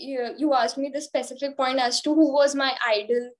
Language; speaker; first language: English; non-native, local second language; Hindi